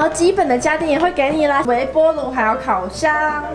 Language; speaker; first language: Chinese; native; Chinese